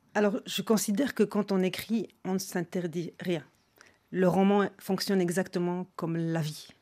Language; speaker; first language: French; non-native, local second language; Arabic